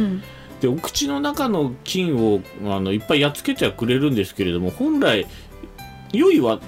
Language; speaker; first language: Japanese; native; Japanese